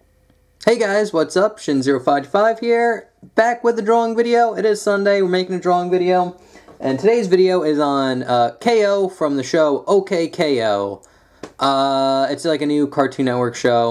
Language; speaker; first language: English; native; English